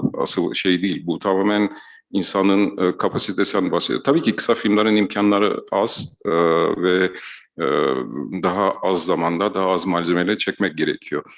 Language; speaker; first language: Turkish; non-native, fluent; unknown